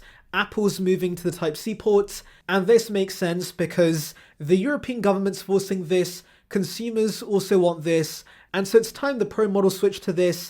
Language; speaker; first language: English; native; English